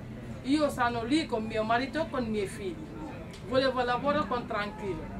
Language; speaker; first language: Italian; non-native, learner; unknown